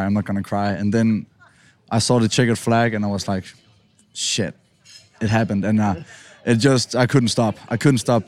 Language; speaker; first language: English; non-native, fluent; Danish